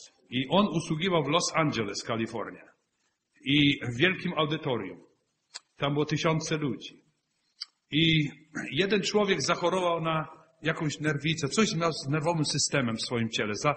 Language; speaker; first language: Polish; non-native, fluent; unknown